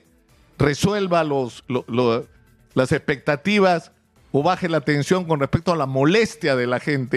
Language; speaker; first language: Spanish; native; Spanish